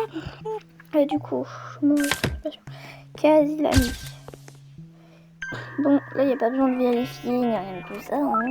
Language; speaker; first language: French; native; French